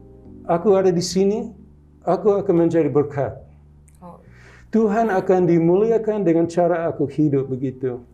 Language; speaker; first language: Indonesian; non-native, local second language; English